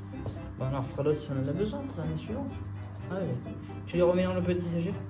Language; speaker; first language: French; native; French